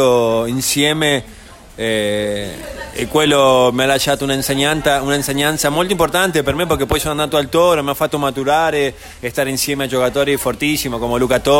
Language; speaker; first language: Italian; non-native, fluent; Spanish